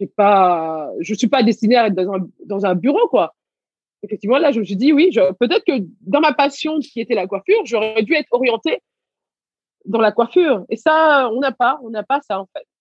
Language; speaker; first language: French; early bilingual, other home language; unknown